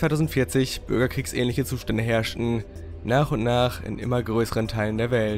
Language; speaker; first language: German; native; German